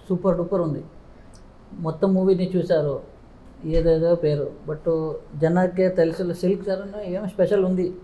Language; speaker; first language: Telugu; non-native, local second language; Kannada